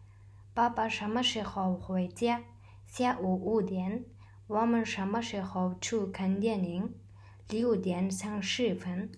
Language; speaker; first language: Chinese; non-native, learner; Mongolian